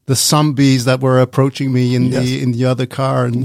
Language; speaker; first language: English; non-native, fluent; Danish